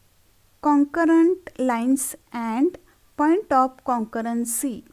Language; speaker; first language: English; non-native, local second language; Marathi